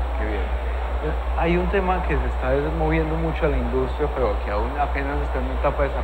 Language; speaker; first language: Spanish; native; Spanish